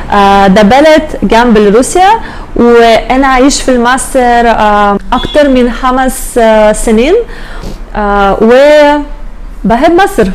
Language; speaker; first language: Arabic; non-native, learner; Russian